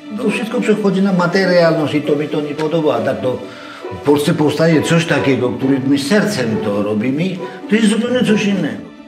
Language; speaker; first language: Polish; non-native, fluent; Georgian